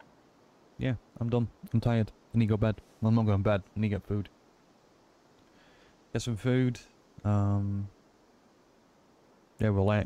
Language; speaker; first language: English; native; English